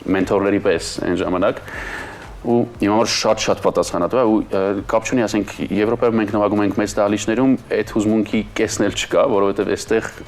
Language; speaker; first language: Armenian; native; Armenian